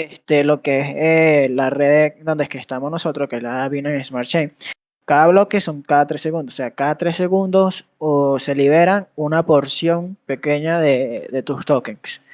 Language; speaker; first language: Spanish; native; Spanish